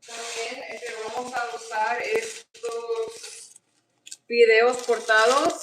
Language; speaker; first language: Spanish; non-native, learner; English